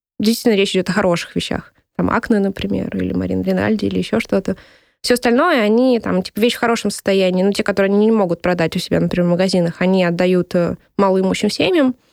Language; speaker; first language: Russian; native; Russian